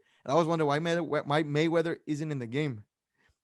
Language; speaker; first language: English; native; English